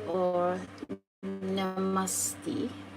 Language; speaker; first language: English; non-native, fluent; Filipino